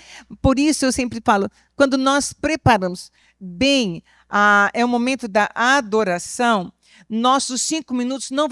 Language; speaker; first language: Portuguese; native; Portuguese